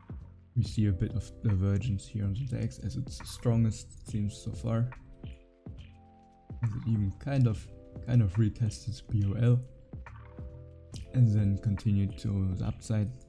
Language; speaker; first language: English; non-native, fluent; German